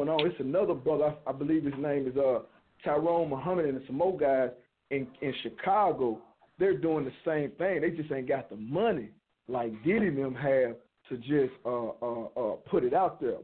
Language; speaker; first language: English; native; English